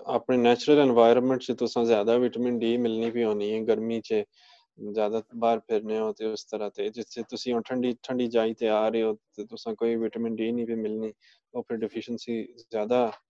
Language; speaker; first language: Punjabi; early bilingual, heritage; Punjabi